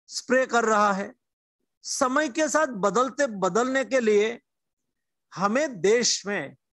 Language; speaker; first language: Hindi; non-native, local second language; Gujarati